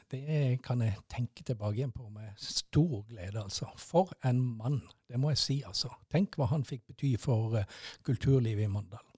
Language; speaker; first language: Norwegian; native; Norwegian